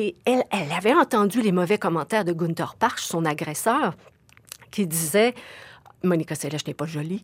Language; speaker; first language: French; native; French